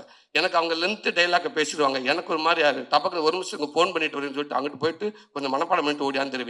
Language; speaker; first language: Tamil; native; Tamil